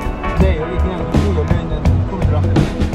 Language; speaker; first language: Korean; native; Korean